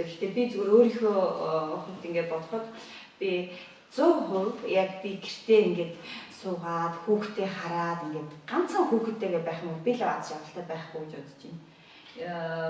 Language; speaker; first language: Mongolian; native; Mongolian